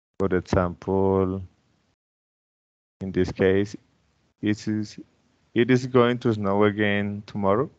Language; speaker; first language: English; non-native, fluent; Spanish